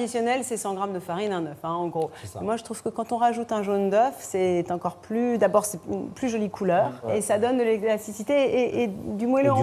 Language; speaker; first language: French; native; French